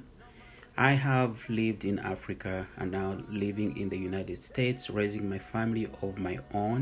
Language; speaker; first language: English; non-native, local second language; Bemba